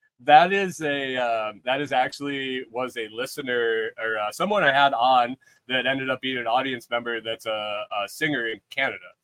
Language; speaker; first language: English; native; English